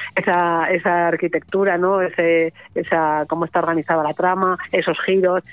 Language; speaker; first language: Spanish; native; Spanish